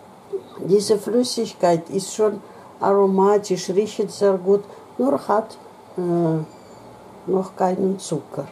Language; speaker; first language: German; non-native, local second language; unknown